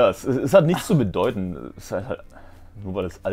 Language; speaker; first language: German; native; German